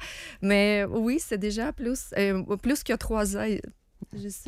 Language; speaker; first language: French; non-native, learner; Ukrainian